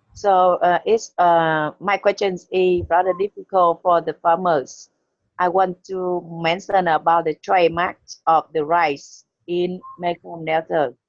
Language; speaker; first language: English; non-native, learner; Vietnamese